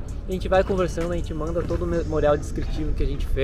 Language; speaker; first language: Portuguese; native; Portuguese